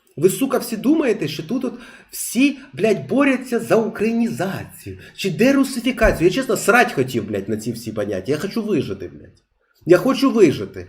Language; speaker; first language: Ukrainian; non-native, local second language; Russian